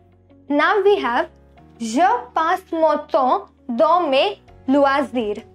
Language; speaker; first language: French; non-native, fluent; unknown